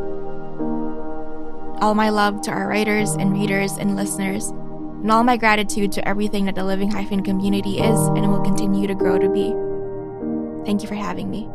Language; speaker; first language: English; non-native, local second language; Filipino